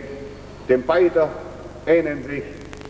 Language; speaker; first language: German; native; German